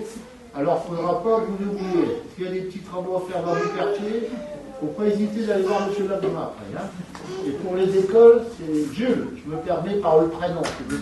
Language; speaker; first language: French; native; French